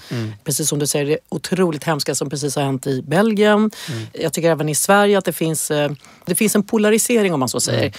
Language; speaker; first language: Swedish; native; Swedish